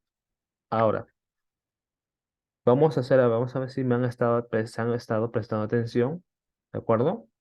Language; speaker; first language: Spanish; native; Spanish